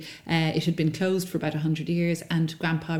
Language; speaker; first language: English; native; English